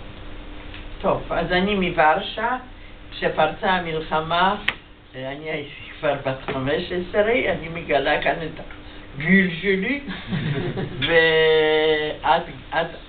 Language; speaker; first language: Hebrew; non-native, fluent; Yiddish